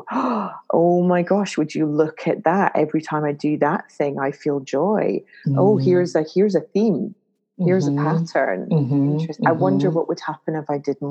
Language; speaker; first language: English; native; English